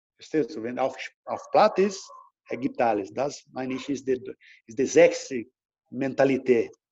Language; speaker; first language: German; non-native, learner; Portuguese